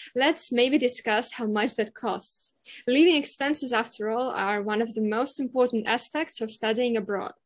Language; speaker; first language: English; non-native, fluent; Russian